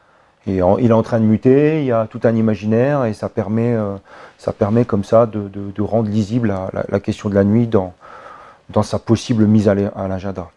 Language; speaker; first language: French; native; French